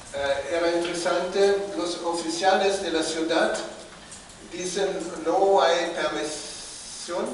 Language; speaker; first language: Spanish; non-native, fluent; German